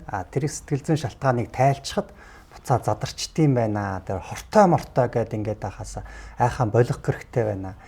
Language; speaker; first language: Mongolian; native; Mongolian